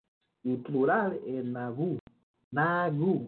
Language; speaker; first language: Spanish; early bilingual, heritage; Spanish